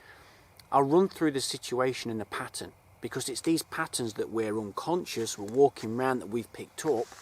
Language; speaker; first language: English; native; English